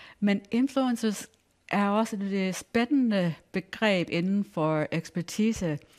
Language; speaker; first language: Danish; non-native, fluent; English